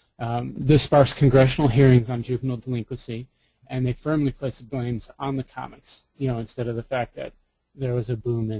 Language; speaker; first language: English; native; English